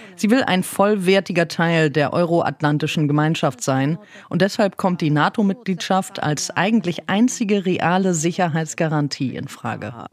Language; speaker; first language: German; non-native, fluent; Ukrainian